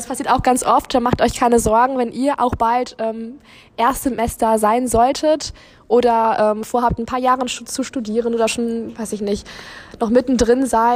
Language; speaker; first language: German; native; German